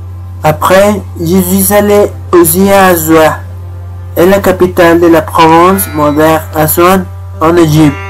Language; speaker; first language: French; non-native, learner; Spanish